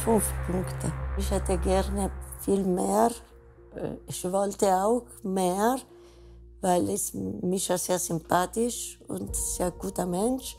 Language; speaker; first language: German; non-native, learner; Spanish